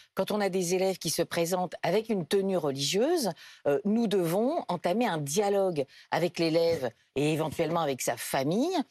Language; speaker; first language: French; native; French